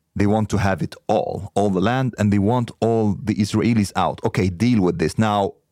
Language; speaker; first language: English; non-native, fluent; Arabic